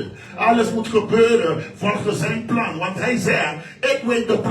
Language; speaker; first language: Dutch; non-native, fluent; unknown